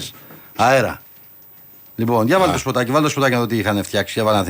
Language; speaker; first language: Greek; native; Greek